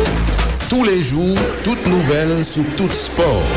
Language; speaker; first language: French; non-native, local second language; Haitian Creole